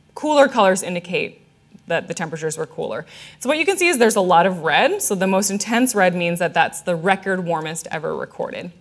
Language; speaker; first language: English; native; English